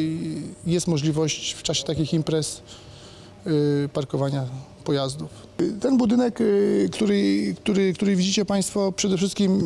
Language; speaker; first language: Polish; native; Polish